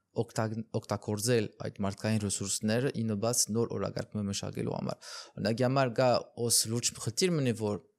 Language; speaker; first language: Armenian; early bilingual, heritage; Armenian